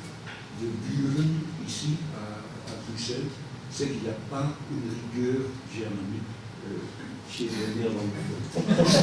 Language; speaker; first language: French; non-native, fluent; Dutch